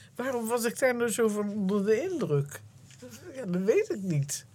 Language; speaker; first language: Dutch; native; Dutch